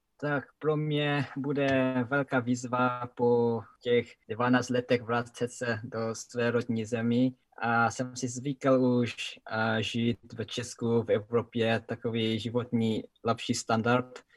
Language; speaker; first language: Czech; non-native, learner; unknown